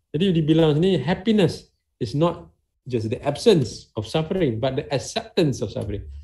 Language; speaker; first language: English; non-native, local second language; Malay